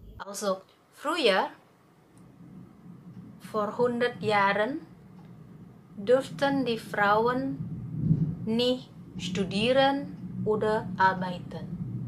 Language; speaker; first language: German; non-native, learner; Indonesian